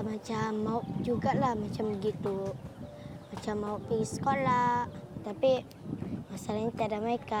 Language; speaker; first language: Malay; early bilingual, other home language; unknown